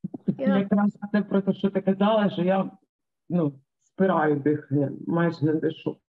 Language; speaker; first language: Ukrainian; non-native, local second language; Russian